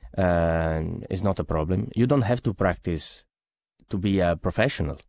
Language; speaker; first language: English; non-native, fluent; Italian